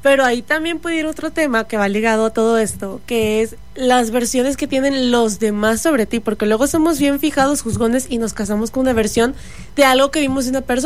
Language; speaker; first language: Spanish; native; Spanish